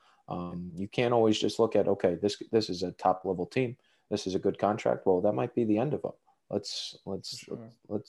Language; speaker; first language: English; native; English